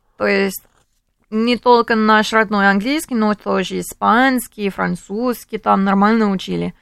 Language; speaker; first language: Russian; early bilingual, heritage; English